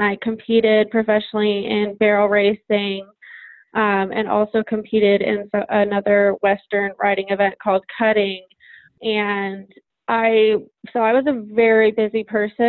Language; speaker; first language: English; native; English